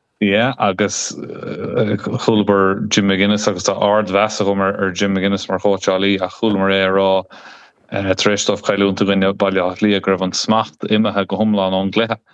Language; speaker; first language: Irish; non-native, local second language; English